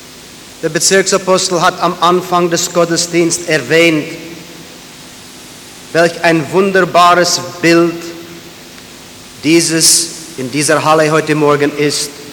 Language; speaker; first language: German; early bilingual, heritage; German